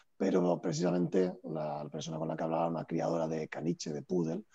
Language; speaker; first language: Spanish; native; Spanish